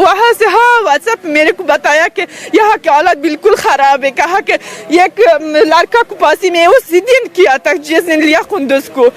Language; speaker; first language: Hindi; non-native, learner; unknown